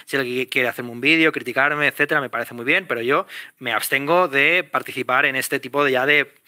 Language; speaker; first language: Spanish; native; Spanish